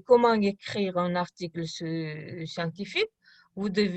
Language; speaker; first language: French; non-native, fluent; Kazakh